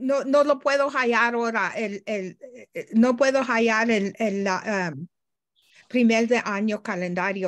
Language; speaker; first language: Spanish; non-native, learner; English